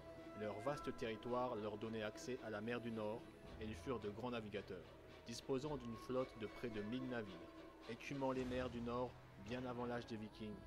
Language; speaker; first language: French; native; French